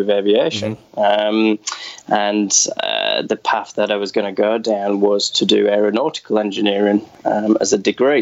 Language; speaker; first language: English; native; English